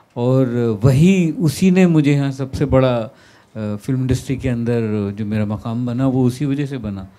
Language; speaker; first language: Hindi; native; Hindi